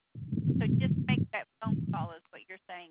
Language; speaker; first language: English; native; English